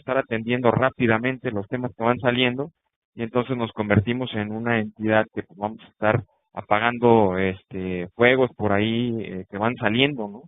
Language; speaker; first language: Spanish; native; Spanish